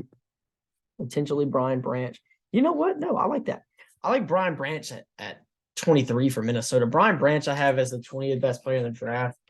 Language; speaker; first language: English; native; English